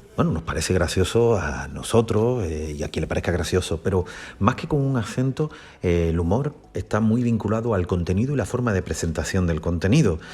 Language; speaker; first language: Spanish; native; Spanish